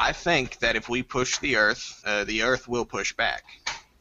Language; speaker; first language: English; native; English